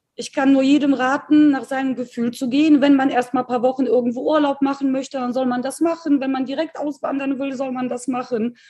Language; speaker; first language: German; early bilingual, other home language; Polish